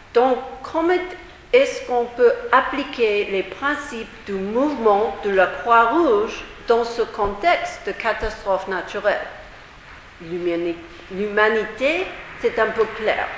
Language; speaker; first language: French; non-native, fluent; English